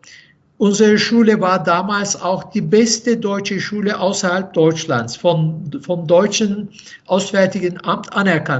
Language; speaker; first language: German; non-native, fluent; Turkish